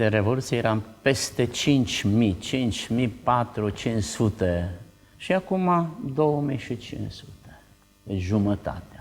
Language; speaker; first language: Romanian; non-native, local second language; Czech